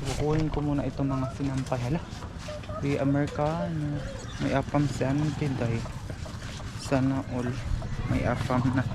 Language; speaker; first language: Filipino; non-native, local second language; Cebuano